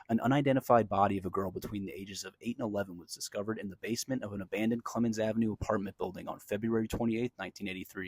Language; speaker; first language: English; native; English